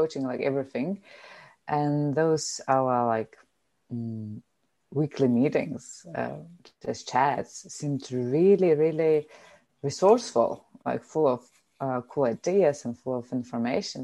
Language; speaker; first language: English; non-native, fluent; Lithuanian